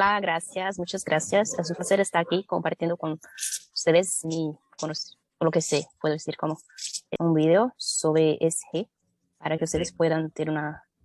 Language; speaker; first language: Spanish; non-native, fluent; Portuguese